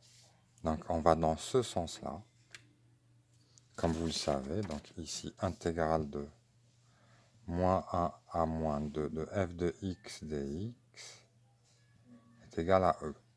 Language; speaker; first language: French; native; French